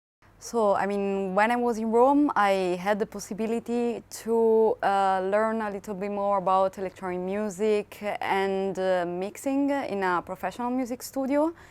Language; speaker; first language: English; non-native, fluent; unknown